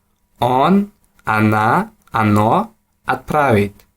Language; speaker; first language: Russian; non-native, local second language; Tajik